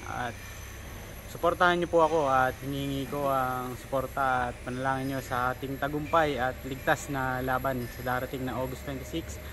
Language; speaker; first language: Filipino; native; Filipino